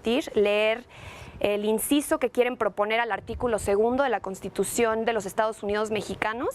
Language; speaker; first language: Spanish; native; Spanish